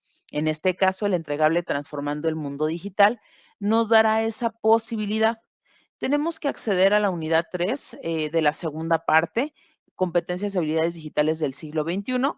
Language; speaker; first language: Spanish; native; Spanish